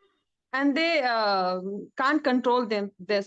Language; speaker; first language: English; non-native, learner; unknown